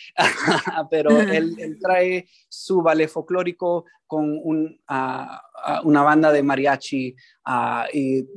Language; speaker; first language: Spanish; early bilingual, heritage; Spanish